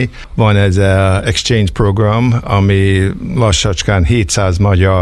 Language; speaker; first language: Hungarian; early bilingual, heritage; Hungarian